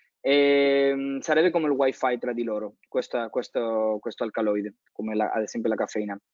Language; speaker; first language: Italian; non-native, fluent; Spanish